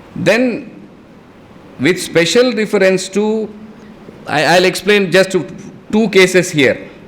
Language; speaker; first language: English; non-native, local second language; Telugu